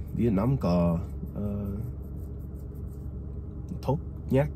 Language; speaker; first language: Vietnamese; non-native, learner; English